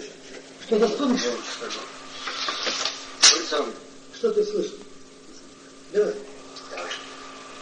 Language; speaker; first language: Russian; native; Russian